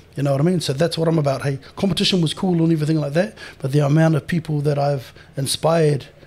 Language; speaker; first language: English; native; English